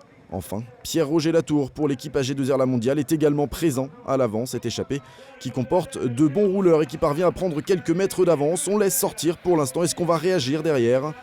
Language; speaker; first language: French; native; French